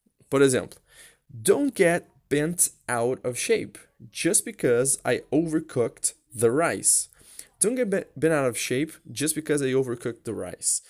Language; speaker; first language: English; non-native, fluent; Portuguese